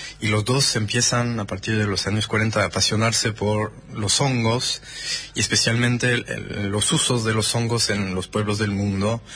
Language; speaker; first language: Spanish; non-native, fluent; French